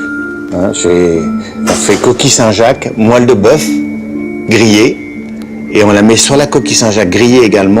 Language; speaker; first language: French; native; French